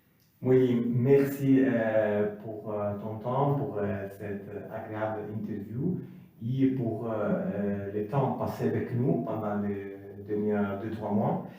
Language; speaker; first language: French; non-native, fluent; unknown